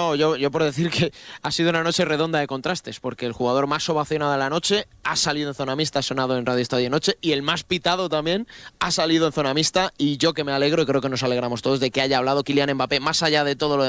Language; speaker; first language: Spanish; native; Spanish